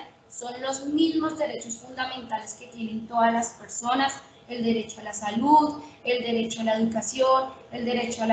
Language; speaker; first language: Spanish; native; Spanish